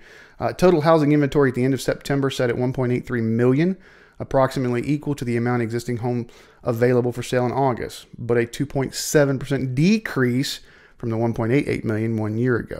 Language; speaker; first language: English; native; English